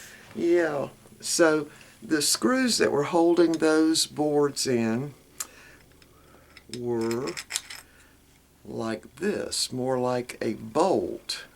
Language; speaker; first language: English; native; English